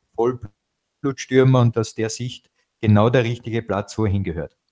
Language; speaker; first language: German; native; German